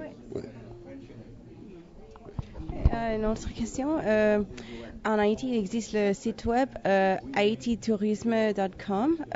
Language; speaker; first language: French; non-native, fluent; English